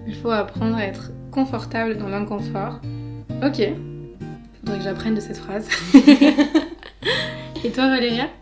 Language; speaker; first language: French; native; French